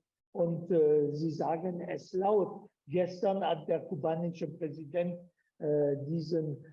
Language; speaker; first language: German; non-native, fluent; French